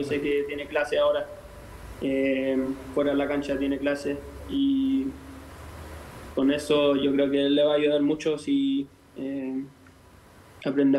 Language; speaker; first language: Spanish; native; Spanish